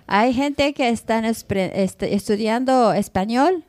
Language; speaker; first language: Spanish; non-native, learner; Japanese